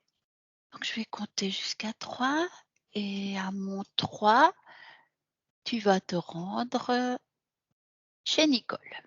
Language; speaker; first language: French; native; French